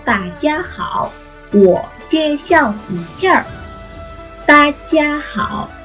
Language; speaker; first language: Chinese; non-native, fluent; Indonesian